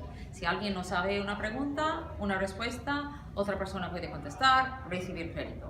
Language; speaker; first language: Spanish; non-native, fluent; English